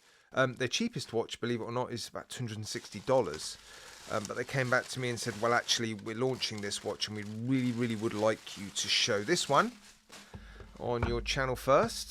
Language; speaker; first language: English; native; English